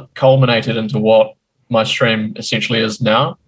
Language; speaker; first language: English; native; English